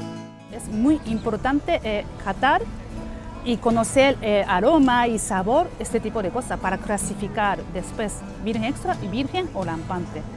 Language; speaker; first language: Spanish; non-native, fluent; Japanese